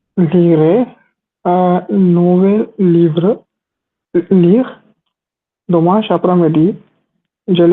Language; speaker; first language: French; non-native, learner; Hindi